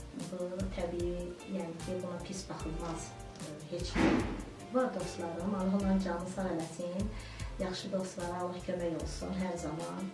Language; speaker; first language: Azerbaijani; non-native, local second language; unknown